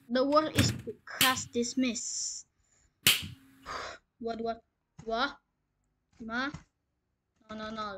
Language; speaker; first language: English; non-native, learner; Indonesian